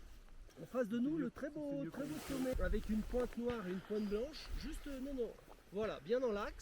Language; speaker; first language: French; native; French